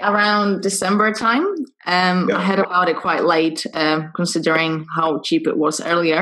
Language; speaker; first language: English; non-native, fluent; Polish